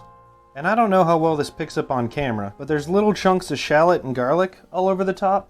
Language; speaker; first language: English; native; English